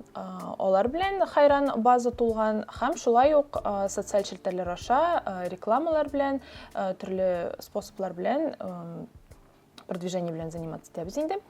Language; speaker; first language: Tatar; native; Tatar